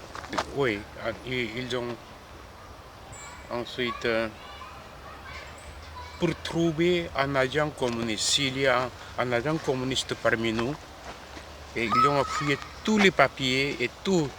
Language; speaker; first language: French; non-native, fluent; Korean